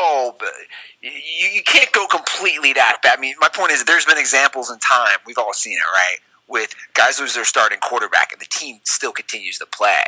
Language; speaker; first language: English; native; English